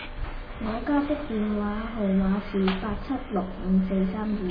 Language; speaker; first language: Chinese; early bilingual, heritage; Chinese